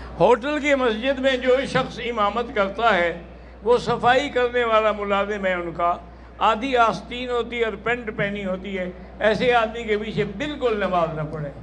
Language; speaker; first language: Urdu; native; Urdu